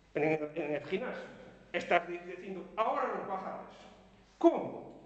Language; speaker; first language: Spanish; non-native, local second language; Galician